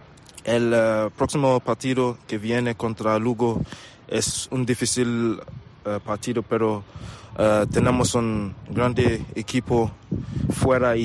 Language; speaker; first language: Spanish; non-native, learner; English